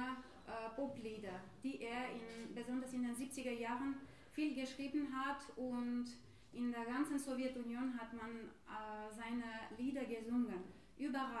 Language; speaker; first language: German; non-native, fluent; Armenian